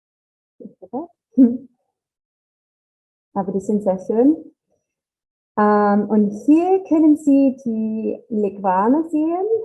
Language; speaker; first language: German; non-native, learner; English